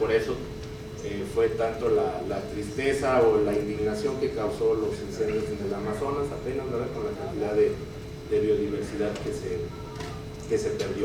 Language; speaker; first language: Spanish; native; Spanish